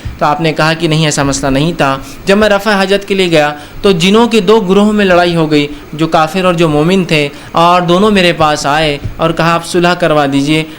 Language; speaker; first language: Urdu; native; Urdu